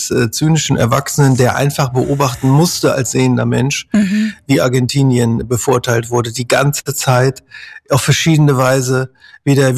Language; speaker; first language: German; native; German